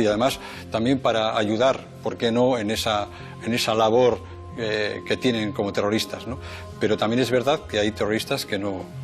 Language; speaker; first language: Spanish; native; Spanish